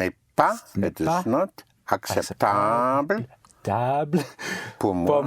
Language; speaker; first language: French; non-native, fluent; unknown